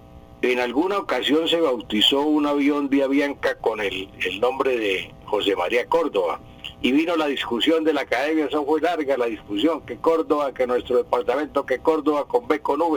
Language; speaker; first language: Spanish; native; Spanish